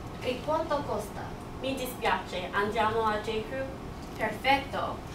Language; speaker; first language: Italian; non-native, learner; English